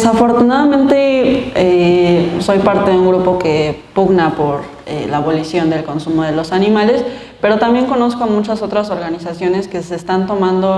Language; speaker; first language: Spanish; native; Spanish